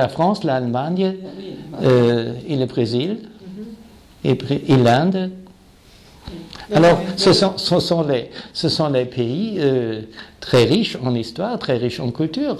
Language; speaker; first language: French; non-native, fluent; German